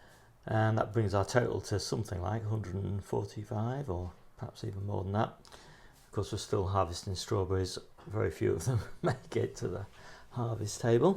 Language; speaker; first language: English; native; English